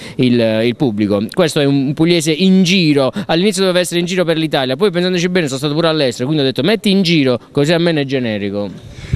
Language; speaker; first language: Italian; native; Italian